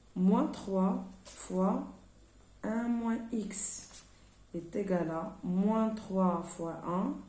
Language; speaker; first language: French; non-native, local second language; Arabic